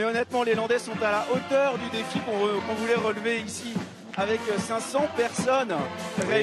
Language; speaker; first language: French; native; French